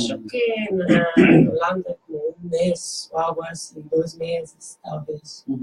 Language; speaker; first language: Portuguese; non-native, learner; Dutch